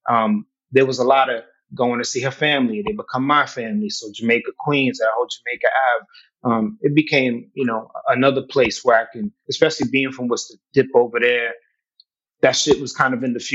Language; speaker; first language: English; native; English